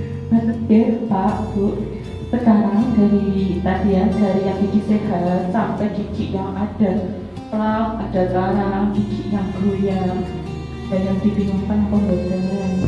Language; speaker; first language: Indonesian; non-native, local second language; Javanese